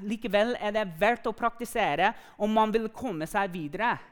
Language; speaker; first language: Norwegian; non-native, fluent; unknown